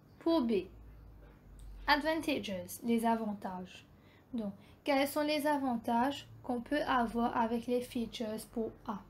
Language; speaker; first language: French; non-native, local second language; Morisyen